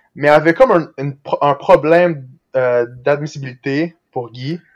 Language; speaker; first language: French; early bilingual, other home language; Portuguese